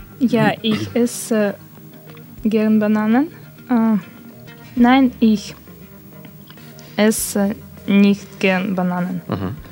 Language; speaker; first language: German; non-native, learner; Russian